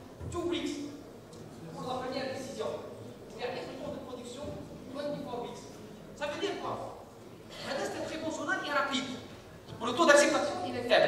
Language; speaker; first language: French; non-native, local second language; Arabic